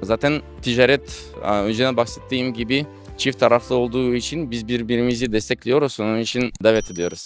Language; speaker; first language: Turkish; non-native, fluent; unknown